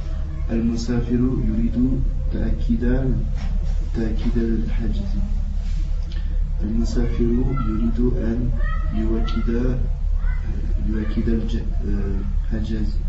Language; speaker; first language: Arabic; non-native, learner; French